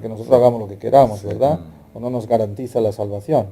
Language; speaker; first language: Spanish; native; Spanish